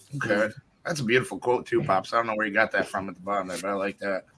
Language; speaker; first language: English; native; English